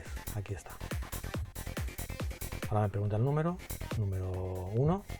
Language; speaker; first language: Spanish; native; Spanish